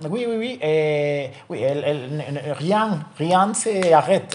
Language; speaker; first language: French; non-native, learner; Spanish